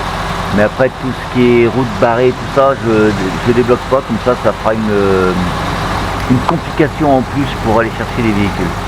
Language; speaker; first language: French; native; French